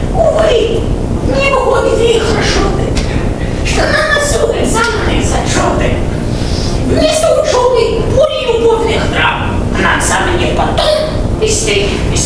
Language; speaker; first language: Russian; non-native, learner; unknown